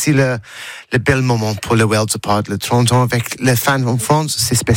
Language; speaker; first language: French; non-native, learner; English